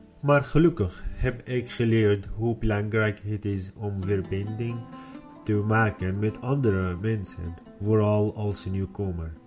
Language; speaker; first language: Dutch; non-native, learner; Arabic